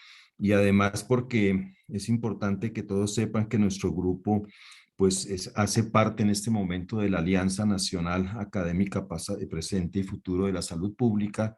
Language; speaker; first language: Spanish; native; Spanish